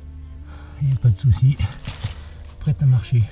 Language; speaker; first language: French; native; French